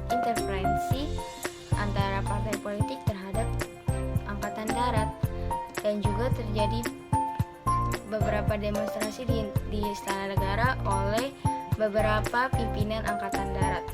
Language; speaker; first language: Indonesian; native; Indonesian